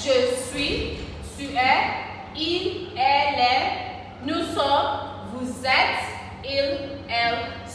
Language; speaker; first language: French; non-native, learner; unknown